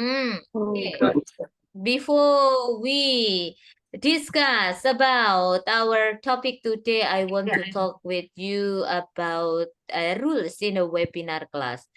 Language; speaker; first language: English; non-native, fluent; Indonesian